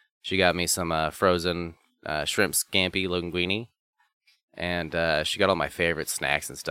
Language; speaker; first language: English; native; English